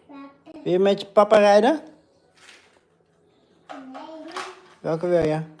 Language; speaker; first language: Dutch; non-native, fluent; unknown